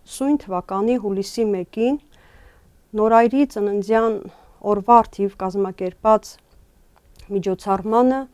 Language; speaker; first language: Armenian; native; Armenian